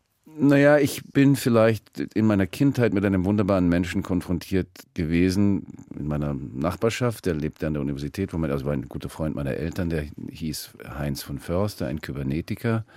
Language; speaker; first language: German; early bilingual, heritage; German